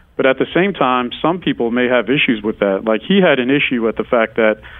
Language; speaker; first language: English; native; English